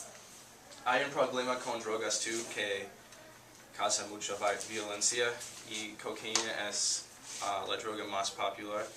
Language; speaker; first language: Spanish; non-native, learner; English